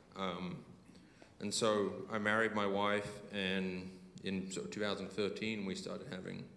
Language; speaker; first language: English; native; English